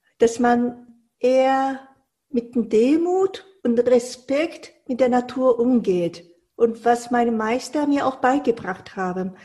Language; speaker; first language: German; non-native, fluent; Japanese